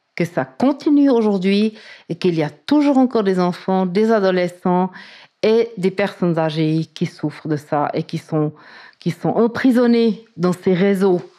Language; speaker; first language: French; native; French